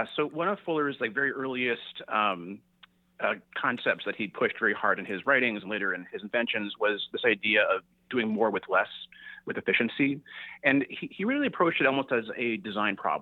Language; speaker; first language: English; native; English